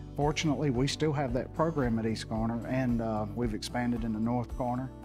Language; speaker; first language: English; native; English